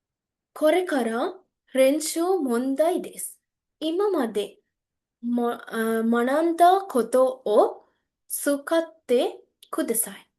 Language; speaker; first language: Japanese; non-native, learner; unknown